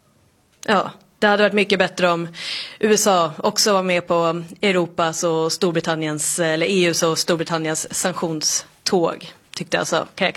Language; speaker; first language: Swedish; native; Swedish